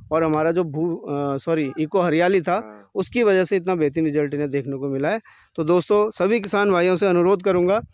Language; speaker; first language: Hindi; native; Hindi